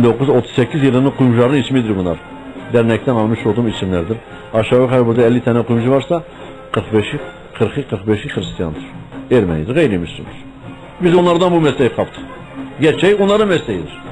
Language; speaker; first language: Turkish; native; Turkish